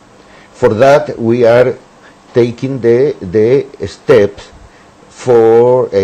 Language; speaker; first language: English; non-native, learner; Spanish